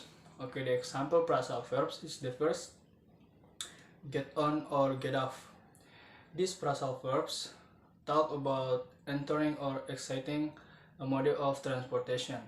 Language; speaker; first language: English; non-native, learner; Indonesian